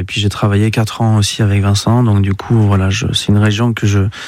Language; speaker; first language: French; native; French